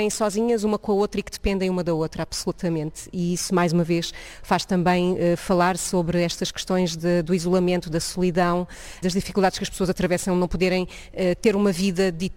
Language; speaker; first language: Portuguese; native; Portuguese